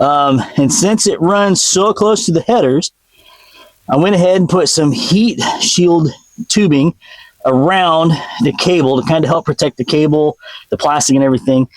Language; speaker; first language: English; native; English